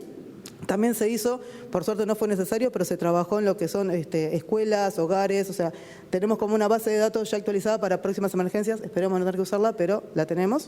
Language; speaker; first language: Spanish; native; Spanish